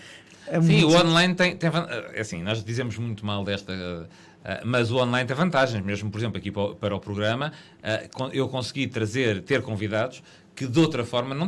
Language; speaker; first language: Portuguese; native; Portuguese